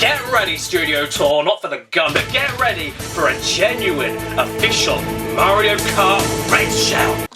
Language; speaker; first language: English; native; English